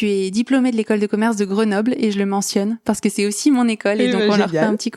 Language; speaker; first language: French; native; French